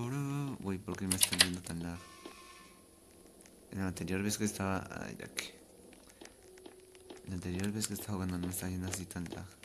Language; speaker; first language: Spanish; native; Spanish